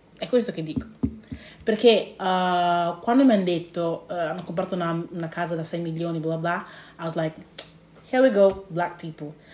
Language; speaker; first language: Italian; early bilingual, other home language; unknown